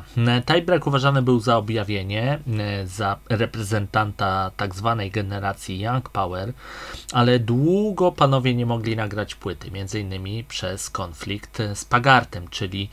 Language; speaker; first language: Polish; native; Polish